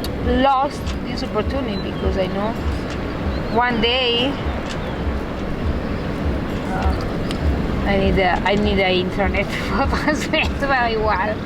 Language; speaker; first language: English; non-native, learner; Italian